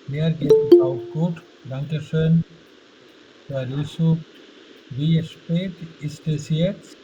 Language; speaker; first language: German; non-native, fluent; Bangla